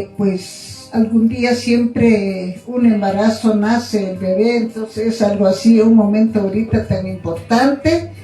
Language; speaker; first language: Spanish; non-native, local second language; Kaqchikel